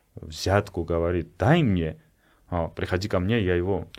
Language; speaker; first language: Russian; non-native, fluent; Georgian